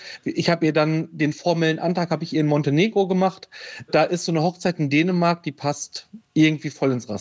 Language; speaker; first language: German; native; German